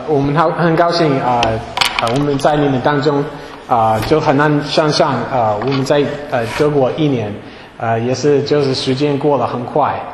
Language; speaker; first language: Chinese; non-native, fluent; English